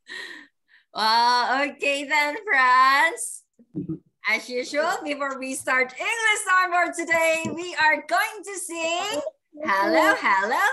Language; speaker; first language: English; non-native, fluent; Indonesian